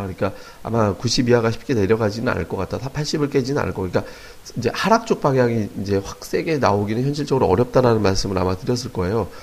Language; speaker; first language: Korean; native; Korean